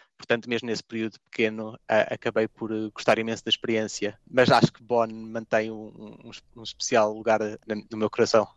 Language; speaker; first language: Portuguese; native; Portuguese